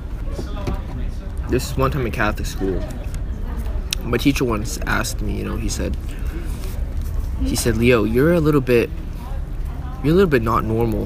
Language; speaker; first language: English; early bilingual, other home language; Chinese